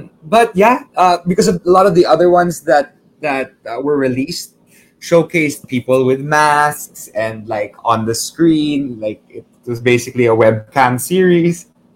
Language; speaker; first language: English; early bilingual, other home language; Filipino